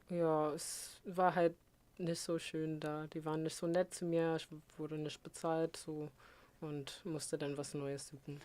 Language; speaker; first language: German; non-native, fluent; English